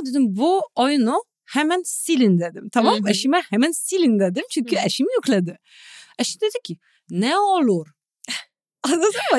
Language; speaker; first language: Turkish; non-native, fluent; Polish